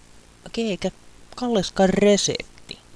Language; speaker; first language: Finnish; native; Finnish